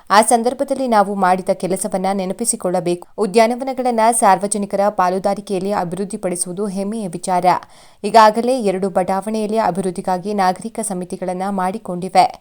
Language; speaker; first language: Kannada; native; Kannada